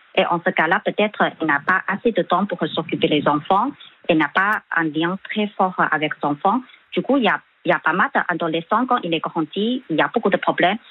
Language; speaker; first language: French; non-native, fluent; Chinese